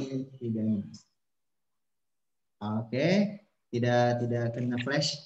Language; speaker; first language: Indonesian; native; Indonesian